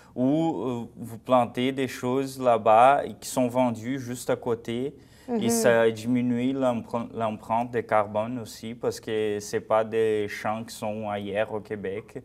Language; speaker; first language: French; non-native, fluent; Portuguese